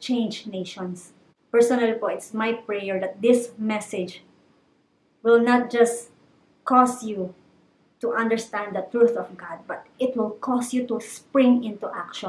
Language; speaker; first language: English; non-native, local second language; Filipino